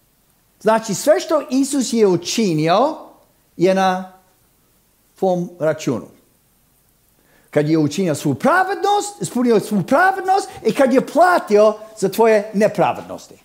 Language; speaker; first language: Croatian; non-native, fluent; English